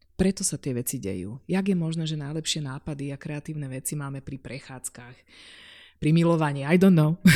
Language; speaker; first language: Slovak; non-native, local second language; Hungarian